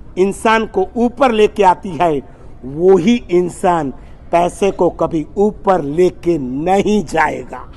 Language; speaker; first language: Hindi; non-native, local second language; Gujarati